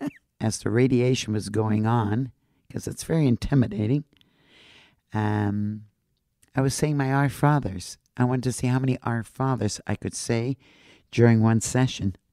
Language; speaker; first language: English; non-native, fluent; Dutch